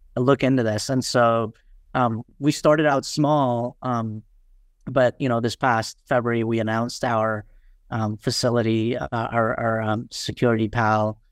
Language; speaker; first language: English; early bilingual, other home language; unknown